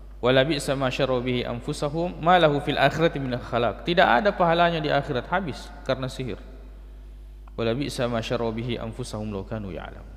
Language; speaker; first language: Malay; non-native, local second language; Buginese